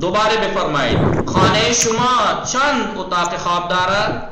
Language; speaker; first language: Persian; non-native, fluent; Urdu